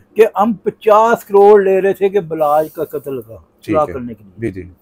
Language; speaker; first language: Urdu; native; Urdu